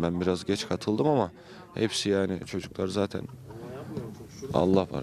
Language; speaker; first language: Turkish; native; Turkish